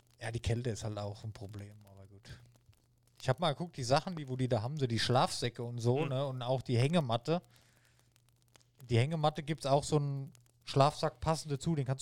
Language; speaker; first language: German; native; German